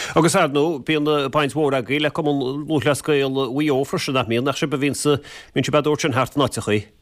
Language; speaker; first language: Irish; native; Irish